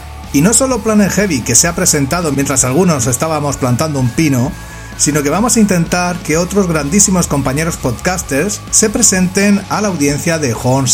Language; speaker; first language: Spanish; native; Spanish